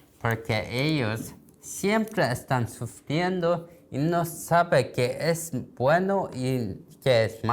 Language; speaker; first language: Spanish; non-native, learner; Korean